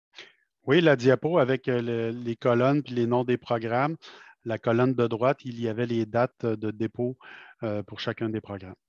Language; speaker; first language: French; native; French